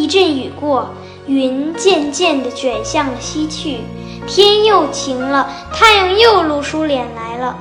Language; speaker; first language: Chinese; early bilingual, heritage; Chinese